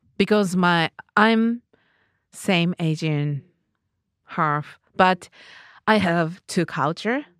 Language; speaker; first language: English; non-native, learner; Japanese